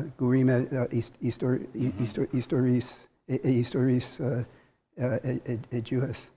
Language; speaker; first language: Albanian; non-native, learner; English